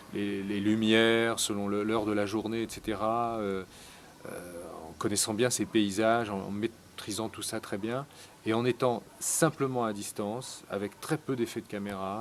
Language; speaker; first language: French; native; French